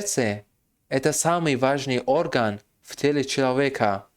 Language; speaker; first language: Russian; non-native, fluent; Tajik